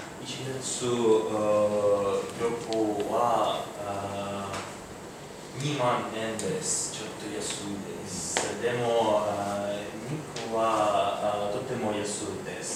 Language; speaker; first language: Japanese; non-native, learner; Ukrainian